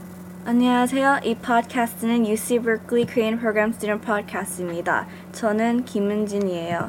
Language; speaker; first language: Korean; early bilingual, heritage; English